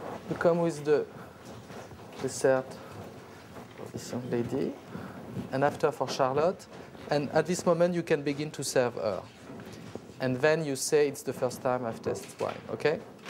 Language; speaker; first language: English; non-native, fluent; French